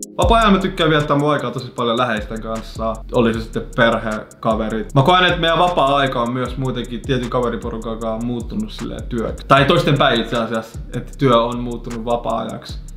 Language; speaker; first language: Finnish; early bilingual, other home language; Arabic